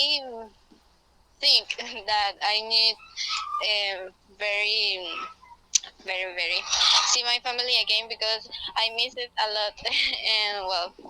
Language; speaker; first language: English; non-native, learner; Spanish